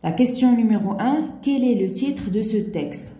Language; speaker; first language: French; non-native, local second language; Arabic